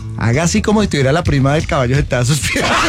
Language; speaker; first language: Spanish; native; Spanish